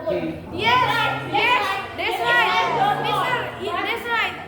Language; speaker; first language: English; non-native, learner; Indonesian